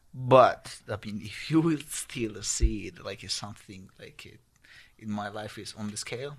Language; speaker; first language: English; non-native, learner; Georgian